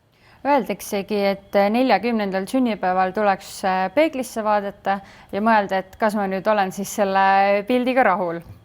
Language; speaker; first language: Estonian; native; Estonian